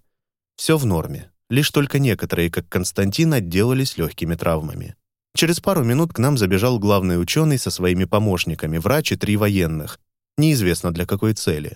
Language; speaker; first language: Russian; native; Russian